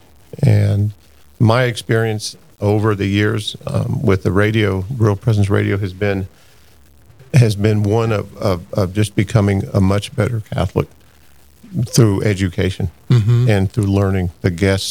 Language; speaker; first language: English; native; English